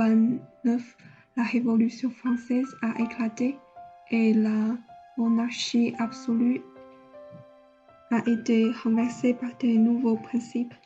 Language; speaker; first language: French; non-native, learner; Chinese